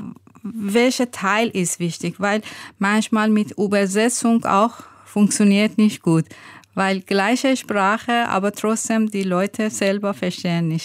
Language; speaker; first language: German; non-native, learner; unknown